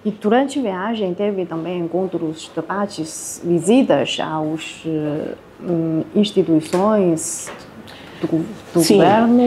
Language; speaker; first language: Portuguese; non-native, fluent; Chinese